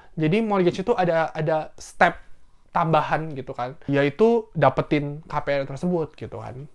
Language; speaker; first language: Indonesian; native; Indonesian